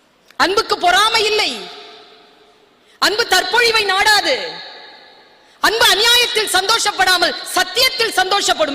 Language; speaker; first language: Tamil; native; Tamil